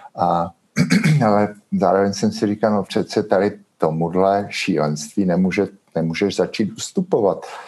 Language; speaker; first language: Czech; native; Czech